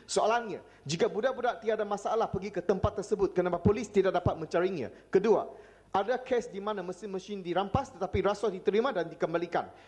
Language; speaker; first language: Malay; non-native, local second language; Chinese